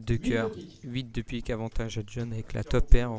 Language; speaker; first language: French; native; French